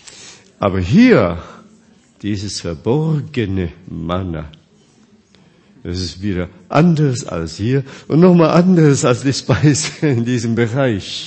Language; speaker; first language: German; non-native, fluent; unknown